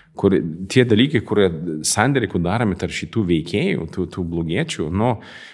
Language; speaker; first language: Lithuanian; non-native, fluent; Swedish